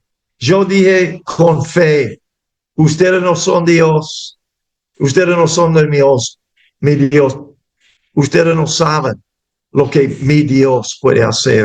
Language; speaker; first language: Spanish; non-native, fluent; English